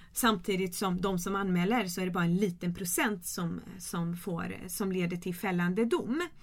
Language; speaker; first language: Swedish; early bilingual, other home language; Kurdish